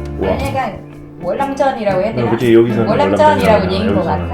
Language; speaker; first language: Korean; non-native, fluent; Vietnamese